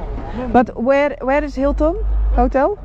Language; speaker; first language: English; non-native, learner; Dutch